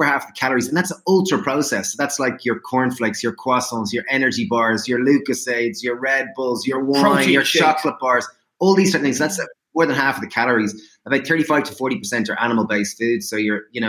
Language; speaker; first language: English; native; English